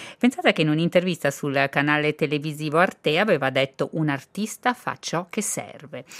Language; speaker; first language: Italian; native; Italian